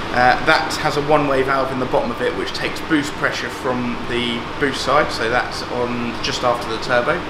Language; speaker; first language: English; native; English